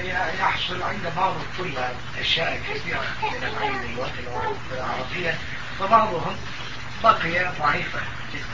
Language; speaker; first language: Arabic; non-native, fluent; Turkish